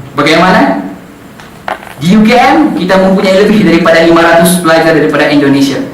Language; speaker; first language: Malay; non-native, local second language; Central Dusun